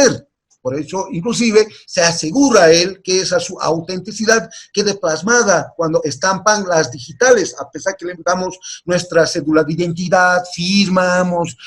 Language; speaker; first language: Spanish; native; Spanish